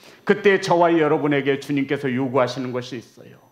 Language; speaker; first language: Korean; native; Korean